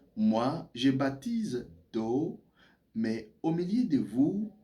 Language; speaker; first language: French; non-native, local second language; Swahili